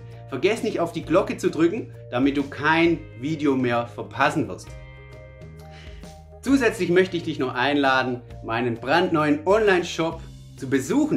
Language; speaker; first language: German; native; German